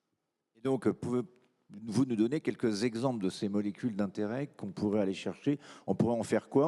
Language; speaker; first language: French; native; French